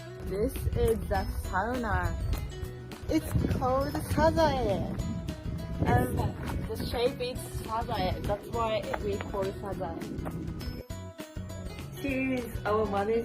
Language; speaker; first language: English; non-native, learner; Japanese